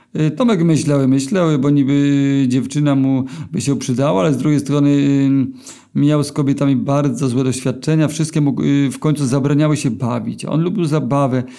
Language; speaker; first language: Polish; native; Polish